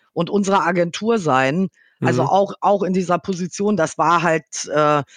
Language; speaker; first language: German; native; German